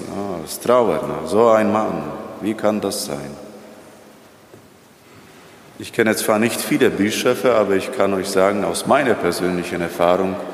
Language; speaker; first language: German; non-native, fluent; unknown